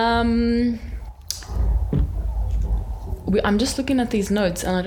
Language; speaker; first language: English; native; English